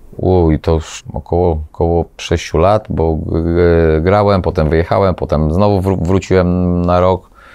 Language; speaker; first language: Polish; native; Polish